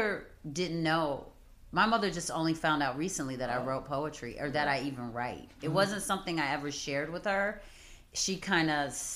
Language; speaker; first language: English; native; English